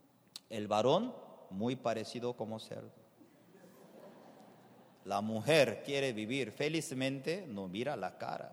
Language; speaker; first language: Spanish; non-native, fluent; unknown